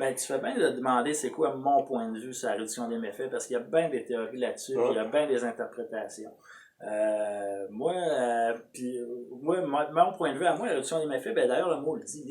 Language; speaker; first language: French; native; French